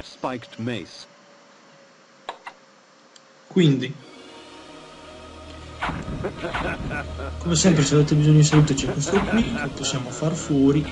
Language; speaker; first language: Italian; native; Italian